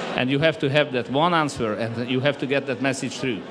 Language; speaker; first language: English; non-native, fluent; Hungarian